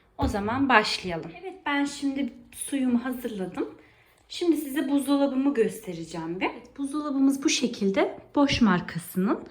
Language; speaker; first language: Turkish; early bilingual, heritage; Turkish